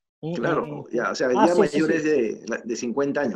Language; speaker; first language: Spanish; native; Spanish